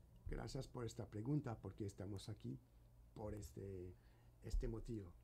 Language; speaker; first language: Spanish; non-native, fluent; French